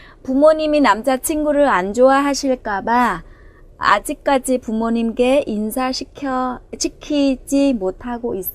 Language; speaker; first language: Korean; non-native, fluent; Vietnamese